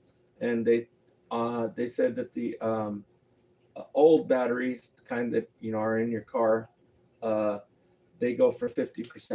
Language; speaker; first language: English; native; English